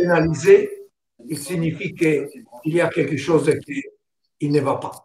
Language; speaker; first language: French; non-native, fluent; Italian